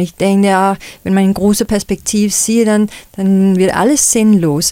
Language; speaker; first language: German; non-native, fluent; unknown